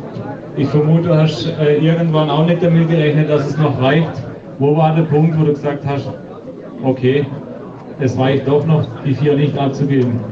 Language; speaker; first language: German; native; German